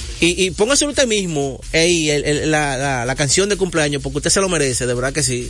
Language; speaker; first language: Spanish; native; Spanish